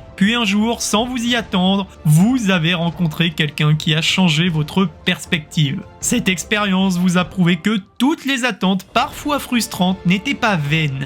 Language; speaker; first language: French; native; French